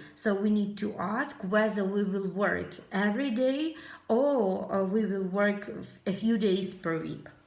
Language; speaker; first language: English; non-native, fluent; Ukrainian